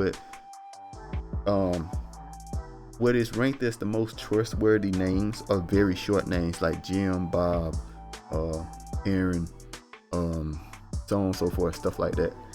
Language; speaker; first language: English; native; English